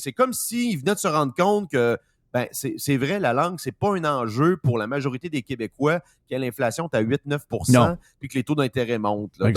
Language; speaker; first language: French; native; French